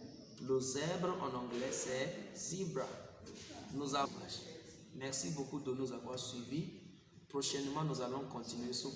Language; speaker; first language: French; non-native, fluent; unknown